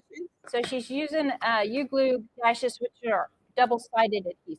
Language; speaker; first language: English; native; English